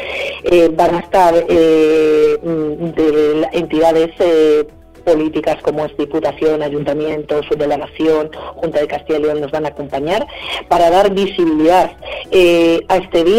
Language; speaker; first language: Spanish; native; Spanish